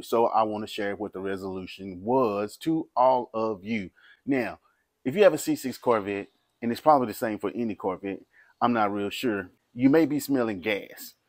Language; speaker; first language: English; native; English